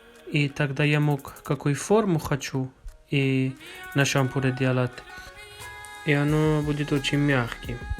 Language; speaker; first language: Russian; non-native, fluent; Persian